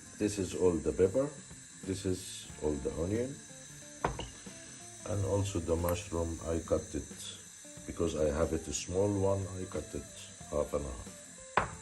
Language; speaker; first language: English; non-native, learner; Arabic